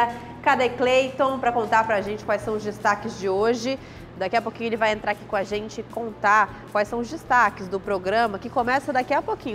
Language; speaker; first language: Portuguese; native; Portuguese